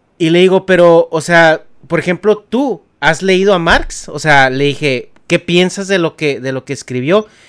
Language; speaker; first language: Spanish; native; Spanish